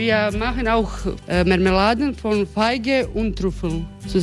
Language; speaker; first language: German; non-native, fluent; Croatian